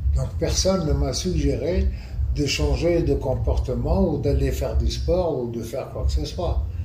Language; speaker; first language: French; non-native, local second language; Arabic